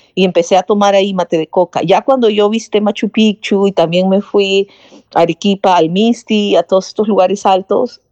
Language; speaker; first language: Spanish; native; Spanish